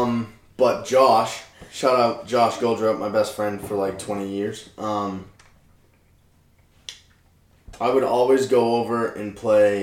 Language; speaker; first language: English; native; English